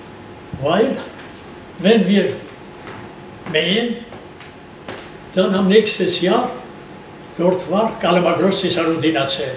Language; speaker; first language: German; non-native, learner; Georgian